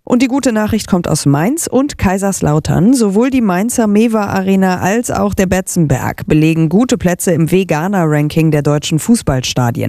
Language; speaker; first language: German; native; German